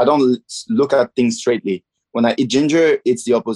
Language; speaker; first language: English; non-native, fluent; French